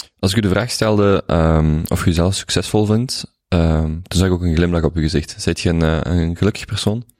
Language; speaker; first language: Dutch; native; Dutch